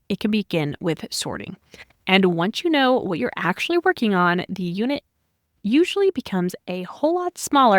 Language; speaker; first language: English; native; English